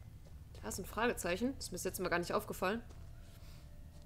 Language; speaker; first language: German; native; German